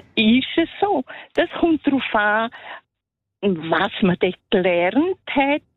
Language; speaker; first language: German; native; German